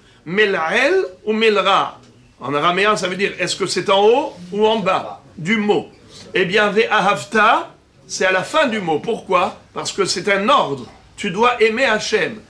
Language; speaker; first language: French; native; French